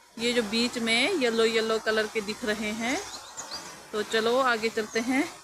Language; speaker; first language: Hindi; non-native, local second language; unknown